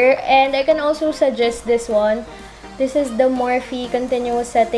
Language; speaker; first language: English; non-native, local second language; Filipino